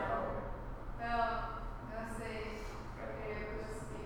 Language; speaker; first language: Spanish; non-native, learner; English